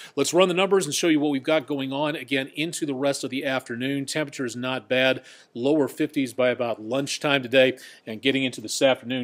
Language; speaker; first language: English; native; English